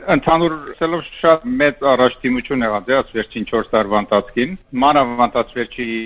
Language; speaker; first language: Armenian; early bilingual, heritage; Armenian